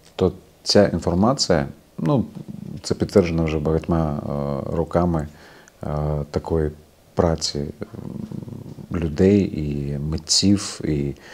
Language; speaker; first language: Ukrainian; non-native, local second language; Crimean Tatar